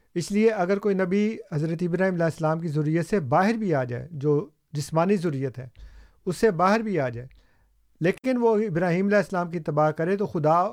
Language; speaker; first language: Urdu; native; Urdu